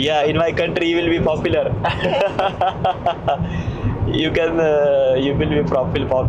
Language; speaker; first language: English; non-native, local second language; Hindi